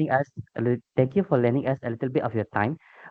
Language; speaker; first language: English; non-native, local second language; Malay